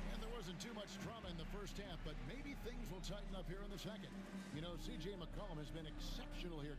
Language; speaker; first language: English; native; English